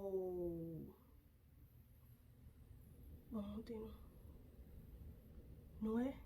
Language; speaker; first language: French; non-native, local second language; Haitian Creole